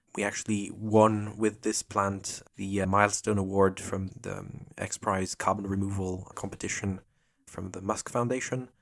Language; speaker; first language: English; non-native, fluent; French